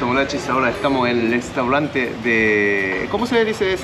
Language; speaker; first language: Spanish; non-native, fluent; Japanese